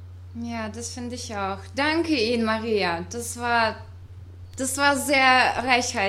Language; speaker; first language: German; non-native, fluent; Russian